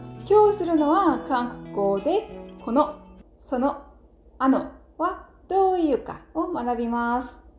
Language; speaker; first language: Japanese; non-native, fluent; Korean